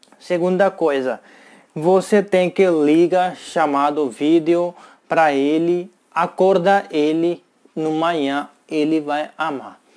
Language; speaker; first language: Portuguese; non-native, learner; Hindi